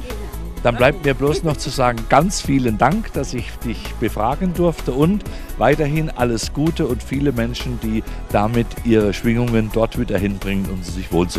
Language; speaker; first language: German; native; German